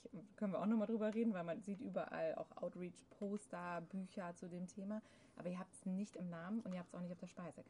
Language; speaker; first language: German; native; German